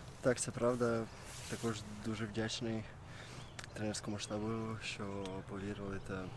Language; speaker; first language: Ukrainian; early bilingual, heritage; Ukrainian